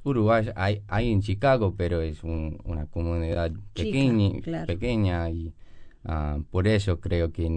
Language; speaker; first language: Spanish; non-native, learner; English